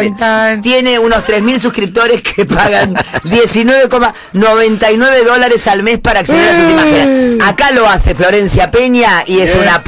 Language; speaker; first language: Spanish; native; Spanish